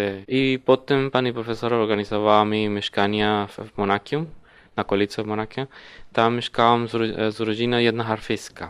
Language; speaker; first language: Polish; non-native, learner; Spanish